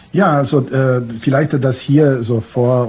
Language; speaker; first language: German; non-native, fluent; Portuguese